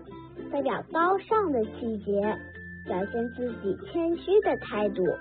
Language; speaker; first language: Chinese; native; Chinese